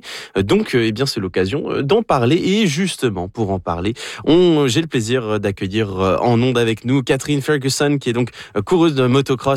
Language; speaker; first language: French; native; French